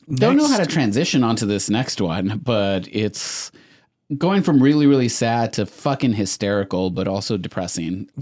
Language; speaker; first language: English; early bilingual, other home language; Spanish